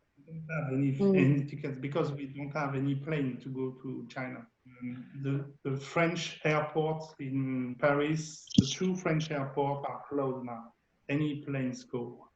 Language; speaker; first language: English; non-native, learner; French